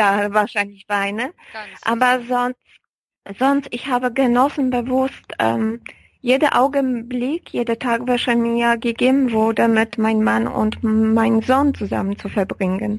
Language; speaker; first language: German; non-native, fluent; Polish